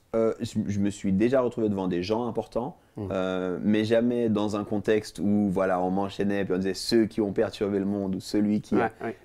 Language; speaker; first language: French; native; French